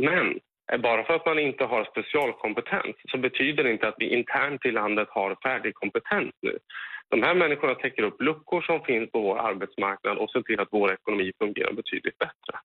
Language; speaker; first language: Swedish; native; Swedish